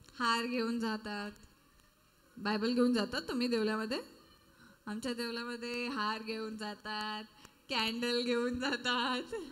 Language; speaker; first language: Marathi; non-native, local second language; Hindi